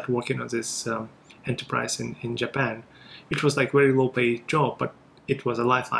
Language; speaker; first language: English; non-native, fluent; Russian